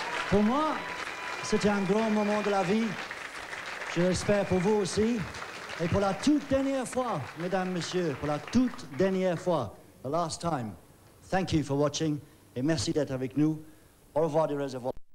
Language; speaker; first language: French; non-native, fluent; English